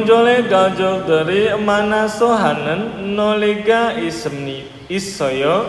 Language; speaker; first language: Korean; non-native, fluent; Indonesian